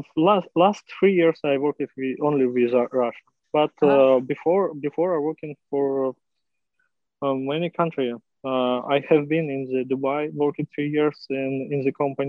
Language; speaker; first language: English; non-native, learner; Russian